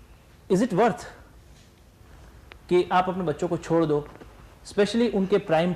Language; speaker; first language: Hindi; native; Hindi